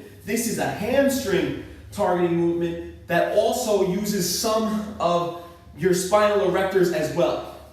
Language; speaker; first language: English; native; English